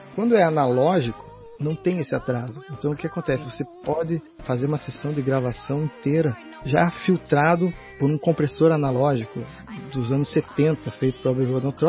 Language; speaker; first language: Portuguese; native; Portuguese